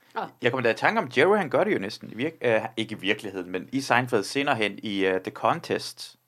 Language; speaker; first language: Danish; non-native, fluent; Persian